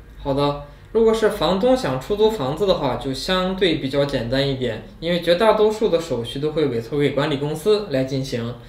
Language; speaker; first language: Chinese; native; Chinese